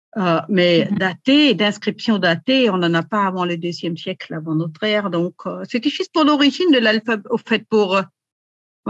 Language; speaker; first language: French; native; French